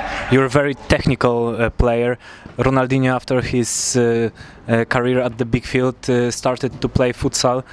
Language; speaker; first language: English; non-native, fluent; Polish